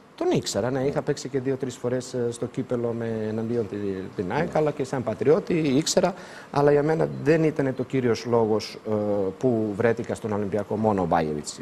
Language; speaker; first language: Greek; non-native, fluent; Serbian